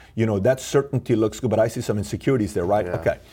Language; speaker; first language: English; early bilingual, other home language; Persian